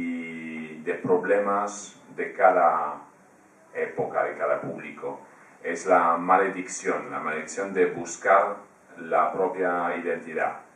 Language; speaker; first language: Spanish; non-native, fluent; Polish